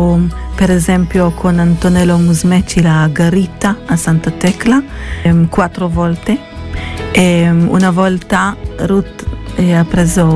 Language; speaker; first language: Italian; non-native, fluent; Hebrew